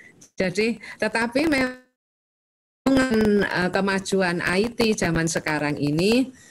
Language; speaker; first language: Indonesian; native; Indonesian